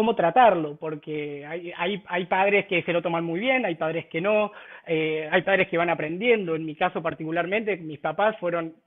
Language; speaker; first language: Spanish; native; Spanish